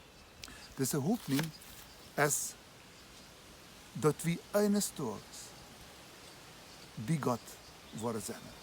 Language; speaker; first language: German; non-native, learner; Plautdietsch